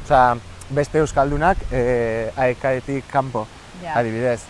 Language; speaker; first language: Basque; non-native, fluent; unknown